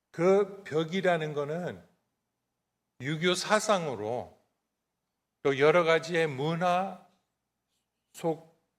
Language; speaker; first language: Korean; non-native, fluent; English